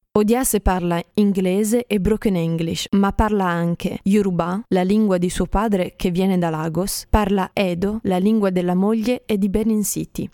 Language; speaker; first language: Italian; native; Italian